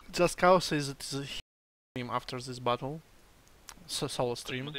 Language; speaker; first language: English; non-native, learner; Russian